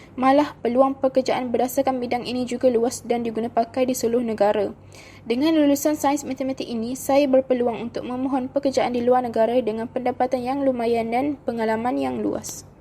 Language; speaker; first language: Malay; native; Malay